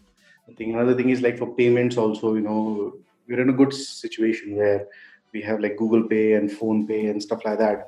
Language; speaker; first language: English; non-native, local second language; Hindi